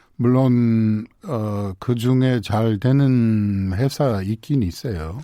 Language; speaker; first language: Korean; non-native, fluent; English